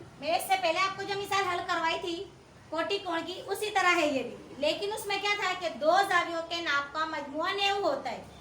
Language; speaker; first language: Urdu; native; Urdu